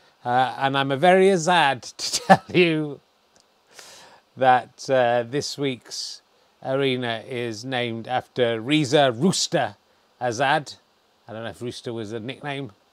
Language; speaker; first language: English; native; English